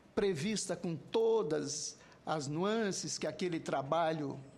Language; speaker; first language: Portuguese; native; Portuguese